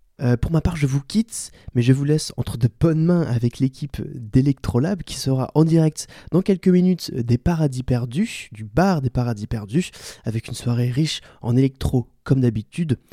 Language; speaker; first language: French; native; French